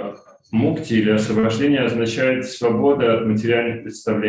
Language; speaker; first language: Russian; native; Russian